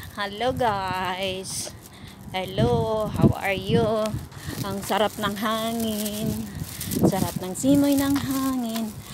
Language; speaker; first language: Filipino; non-native, local second language; Cebuano